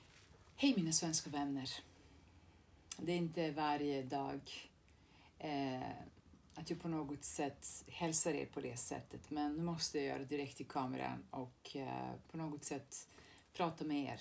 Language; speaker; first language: Swedish; non-native, fluent; Serbian